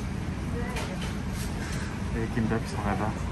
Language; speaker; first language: French; non-native, learner; Korean